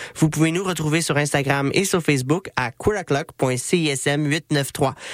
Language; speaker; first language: French; native; French